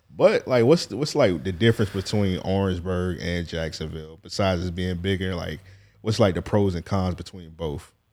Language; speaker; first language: English; native; English